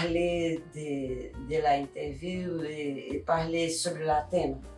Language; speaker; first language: French; non-native, learner; Portuguese